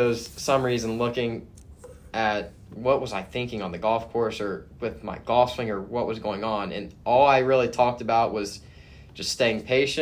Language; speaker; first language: English; native; English